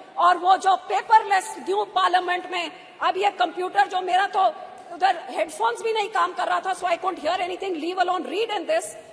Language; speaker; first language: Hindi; non-native, local second language; Punjabi